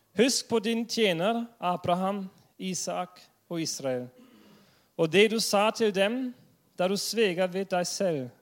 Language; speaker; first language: Norwegian; non-native, fluent; English